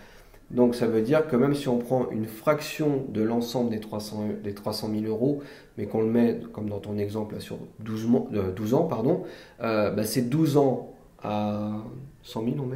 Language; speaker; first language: French; native; French